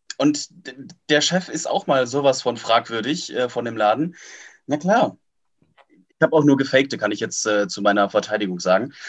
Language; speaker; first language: German; native; German